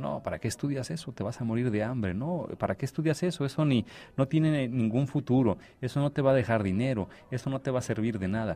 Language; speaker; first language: Spanish; native; Spanish